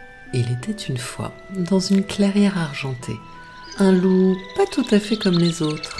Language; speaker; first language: French; native; French